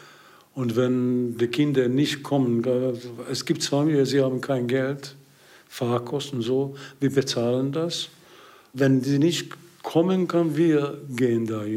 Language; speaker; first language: German; non-native, learner; Hungarian